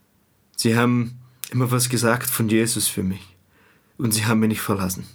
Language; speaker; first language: German; non-native, fluent; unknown